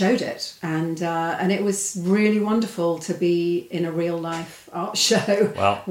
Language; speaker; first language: English; native; English